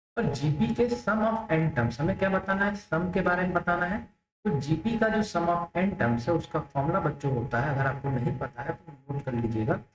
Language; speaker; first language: Hindi; native; Hindi